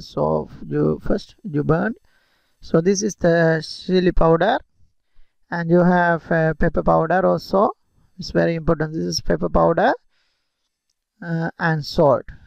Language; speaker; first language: English; non-native, local second language; Tamil